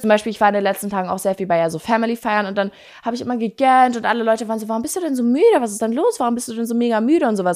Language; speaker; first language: German; native; German